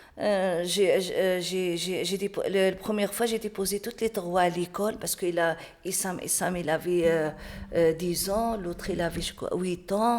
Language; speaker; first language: French; non-native, learner; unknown